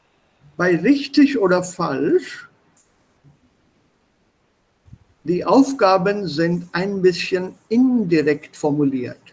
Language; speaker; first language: German; non-native, fluent; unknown